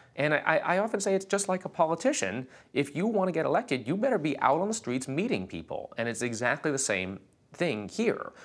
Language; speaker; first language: English; native; English